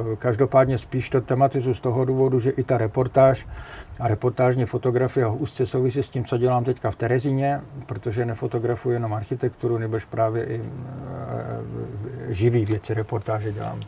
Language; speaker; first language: Czech; native; Czech